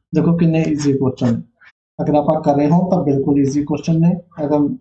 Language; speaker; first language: Hindi; non-native, local second language; Punjabi